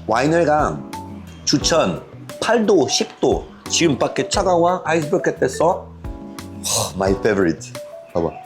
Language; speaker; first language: Korean; non-native, fluent; French